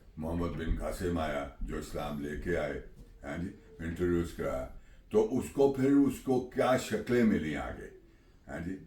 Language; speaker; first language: Urdu; non-native, local second language; Punjabi